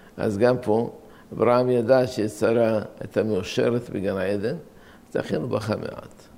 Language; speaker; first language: Hebrew; non-native, fluent; Arabic